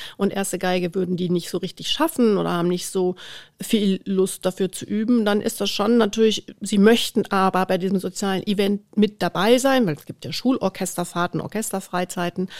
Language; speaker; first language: German; native; German